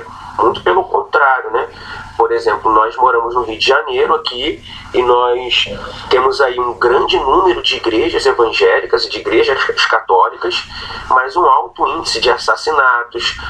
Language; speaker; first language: Portuguese; native; Portuguese